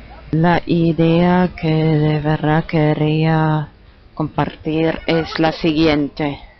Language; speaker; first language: Spanish; non-native, fluent; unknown